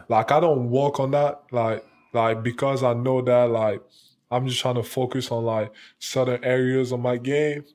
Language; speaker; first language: English; non-native, local second language; French